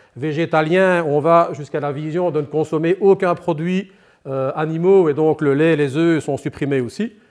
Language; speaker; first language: French; native; French